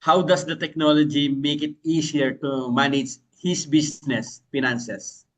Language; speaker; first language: English; non-native, local second language; Filipino